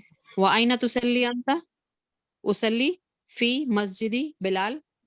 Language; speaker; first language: Arabic; non-native, learner; Urdu